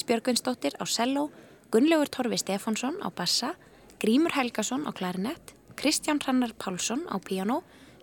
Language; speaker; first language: Icelandic; native; Icelandic